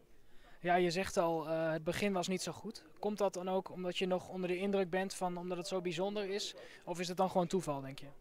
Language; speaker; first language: Dutch; native; Dutch